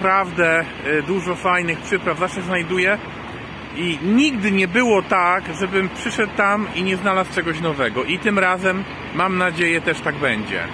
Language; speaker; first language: Polish; native; Polish